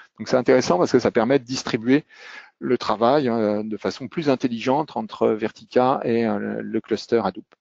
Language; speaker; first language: French; native; French